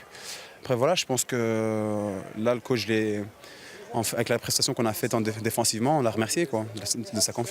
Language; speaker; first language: French; native; French